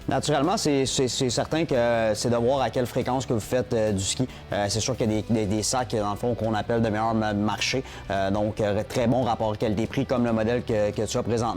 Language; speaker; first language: French; native; French